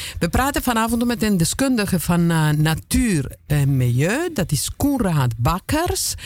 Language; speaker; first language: Dutch; non-native, fluent; Italian